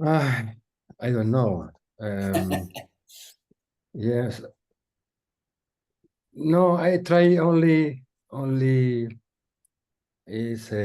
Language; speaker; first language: English; non-native, learner; Spanish